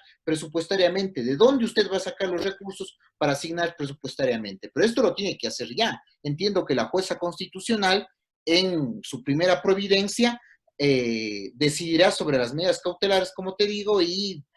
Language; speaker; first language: Spanish; native; Spanish